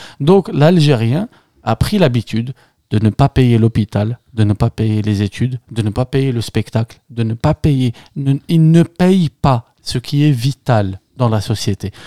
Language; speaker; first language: French; non-native, local second language; Arabic